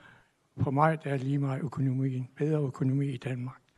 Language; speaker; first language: Danish; non-native, local second language; Kalaallisut